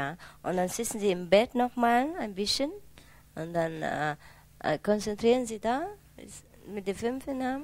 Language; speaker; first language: German; non-native, learner; Vietnamese